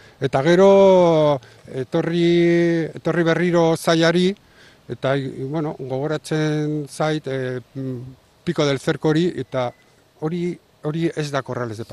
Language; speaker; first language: Basque; non-native, local second language; Spanish